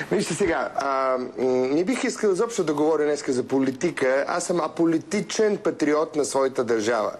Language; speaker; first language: Bulgarian; early bilingual, heritage; Russian